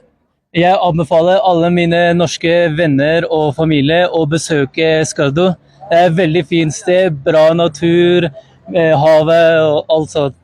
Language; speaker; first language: Norwegian; non-native, fluent; Punjabi